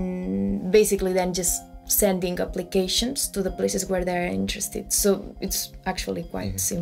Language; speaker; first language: English; non-native, fluent; Spanish